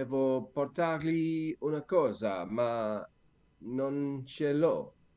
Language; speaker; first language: Italian; non-native, learner; English